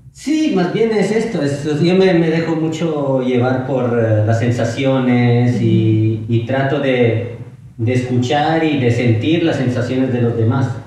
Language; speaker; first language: Spanish; non-native, fluent; Italian